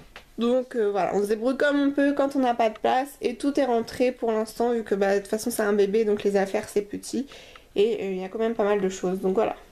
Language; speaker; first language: French; native; French